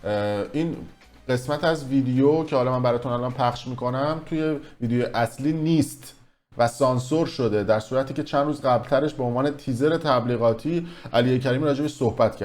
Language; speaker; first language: Persian; native; Persian